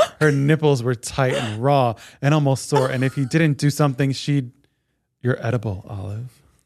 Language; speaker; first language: English; native; English